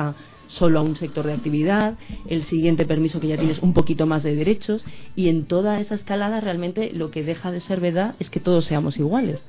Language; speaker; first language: Spanish; native; Spanish